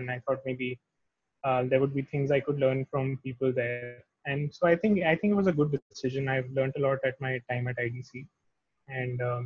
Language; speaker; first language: English; non-native, local second language; Hindi